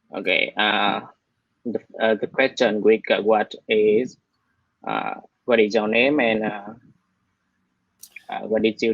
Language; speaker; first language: English; non-native, learner; Vietnamese